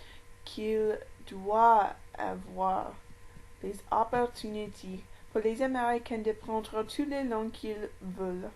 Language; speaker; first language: French; non-native, learner; English